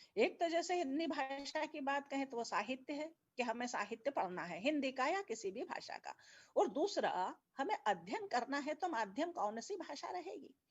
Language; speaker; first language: Hindi; native; Hindi